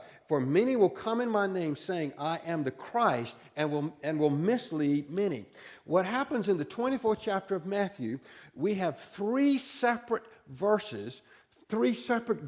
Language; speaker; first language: English; native; English